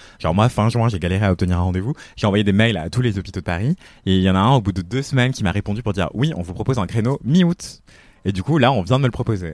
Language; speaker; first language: French; native; French